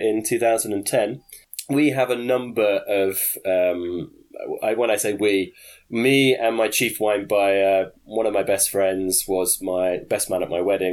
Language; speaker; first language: English; native; English